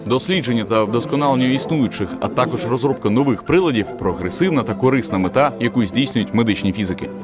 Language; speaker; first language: Ukrainian; native; Ukrainian